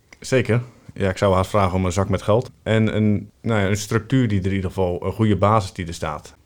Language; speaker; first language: Dutch; native; Dutch